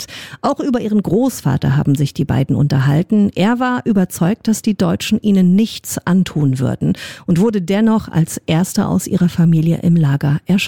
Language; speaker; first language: German; native; German